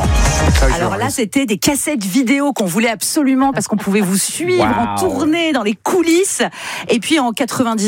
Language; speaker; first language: French; native; French